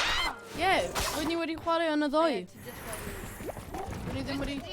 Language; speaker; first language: Welsh; non-native, local second language; English